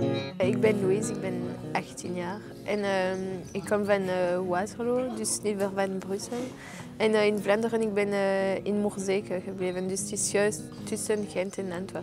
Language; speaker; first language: Dutch; non-native, local second language; French